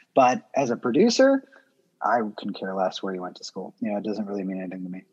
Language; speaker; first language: English; native; English